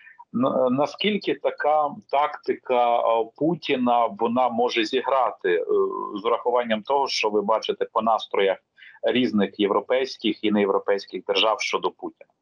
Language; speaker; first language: Ukrainian; native; Ukrainian